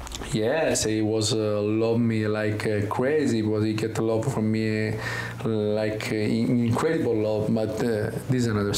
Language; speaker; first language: English; non-native, learner; Italian